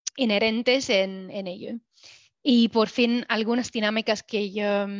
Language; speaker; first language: Spanish; non-native, fluent; English